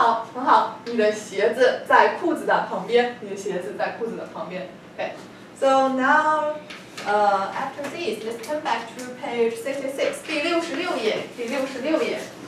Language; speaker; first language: Chinese; non-native, fluent; English